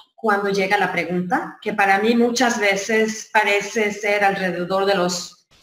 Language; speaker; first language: Spanish; non-native, fluent; Swedish